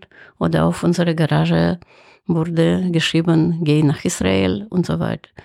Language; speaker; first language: German; non-native, fluent; Russian